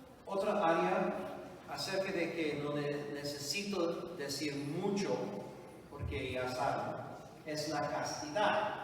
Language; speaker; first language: Spanish; non-native, fluent; English